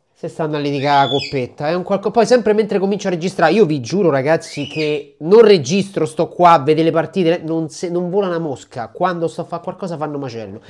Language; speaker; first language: Italian; native; Italian